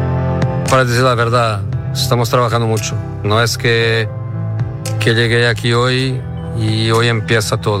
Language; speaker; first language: Spanish; non-native, fluent; Portuguese